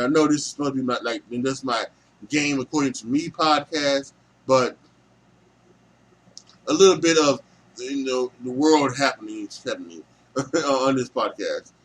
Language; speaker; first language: English; native; English